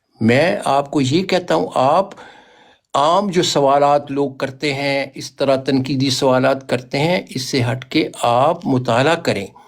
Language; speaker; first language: Urdu; non-native, local second language; Punjabi